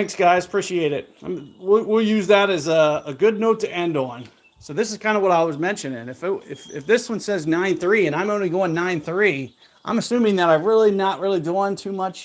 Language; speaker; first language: English; native; English